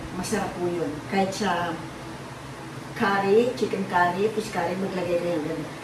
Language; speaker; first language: Filipino; native; Filipino